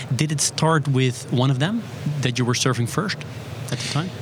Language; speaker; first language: English; non-native, fluent; Dutch